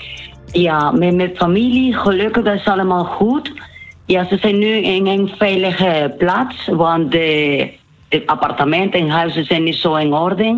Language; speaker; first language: Dutch; non-native, learner; Spanish